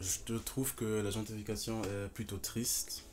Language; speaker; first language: French; non-native, fluent; German